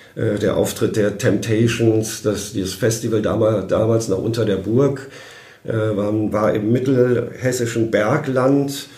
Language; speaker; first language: German; native; German